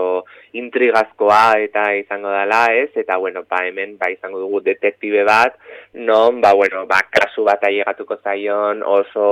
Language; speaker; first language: Basque; native; Basque